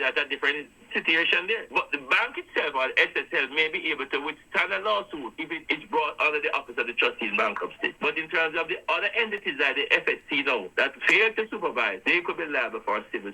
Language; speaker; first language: English; native; English